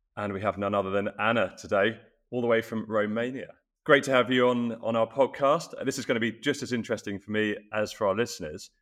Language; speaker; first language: English; native; English